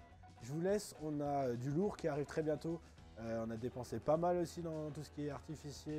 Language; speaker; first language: French; native; French